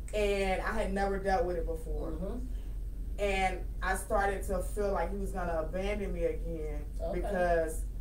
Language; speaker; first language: English; native; English